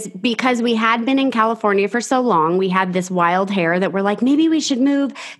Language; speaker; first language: English; native; English